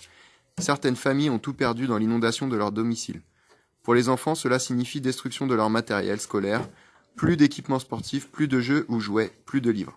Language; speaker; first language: French; native; French